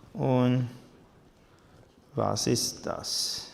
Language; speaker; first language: German; non-native, learner; Chinese